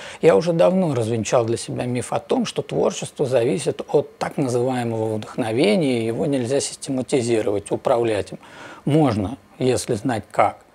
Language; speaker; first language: Russian; native; Russian